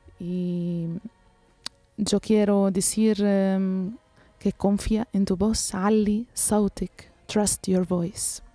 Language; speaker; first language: Spanish; non-native, learner; Arabic